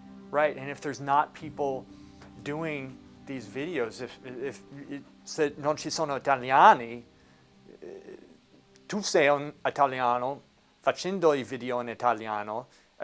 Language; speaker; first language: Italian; non-native, learner; English